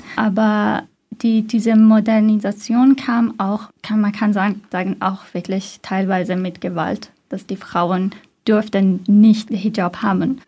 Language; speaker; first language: German; non-native, fluent; Persian